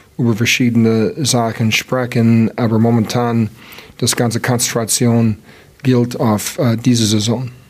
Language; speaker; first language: German; non-native, learner; English